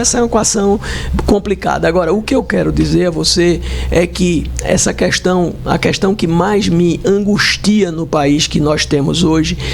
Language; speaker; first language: Portuguese; native; Portuguese